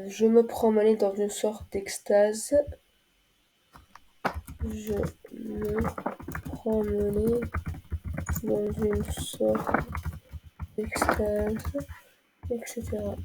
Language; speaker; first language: French; non-native, local second language; Arabic